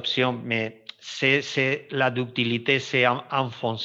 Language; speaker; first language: French; non-native, fluent; Spanish